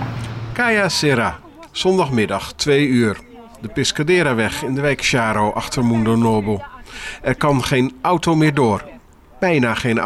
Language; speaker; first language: Dutch; native; Dutch